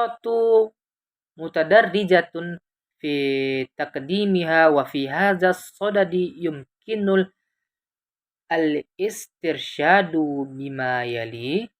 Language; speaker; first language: Arabic; non-native, fluent; Indonesian